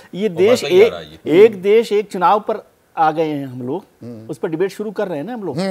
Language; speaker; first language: Hindi; native; Hindi